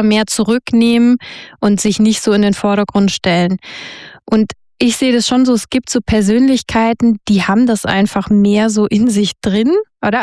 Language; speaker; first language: German; native; German